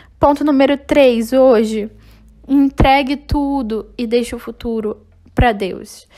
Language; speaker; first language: Portuguese; non-native, fluent; English